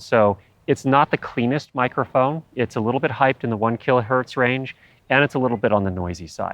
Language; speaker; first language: English; native; English